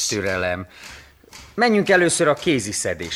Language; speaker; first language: Hungarian; native; Hungarian